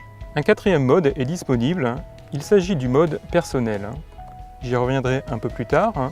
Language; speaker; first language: French; native; French